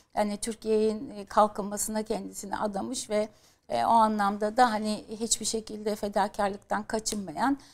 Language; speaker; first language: Turkish; native; Turkish